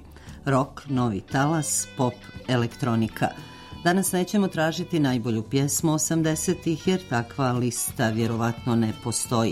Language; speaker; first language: Croatian; native; Croatian